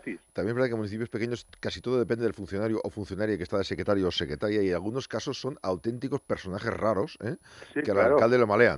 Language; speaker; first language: Spanish; native; Spanish